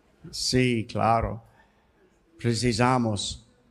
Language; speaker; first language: Portuguese; non-native, learner; English